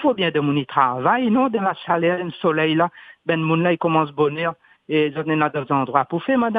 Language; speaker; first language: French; non-native, local second language; Réunion Creole French